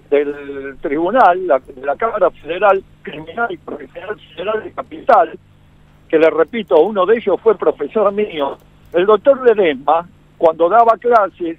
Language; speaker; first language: Spanish; native; Spanish